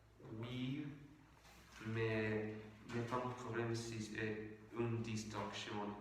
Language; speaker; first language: French; non-native, learner; Spanish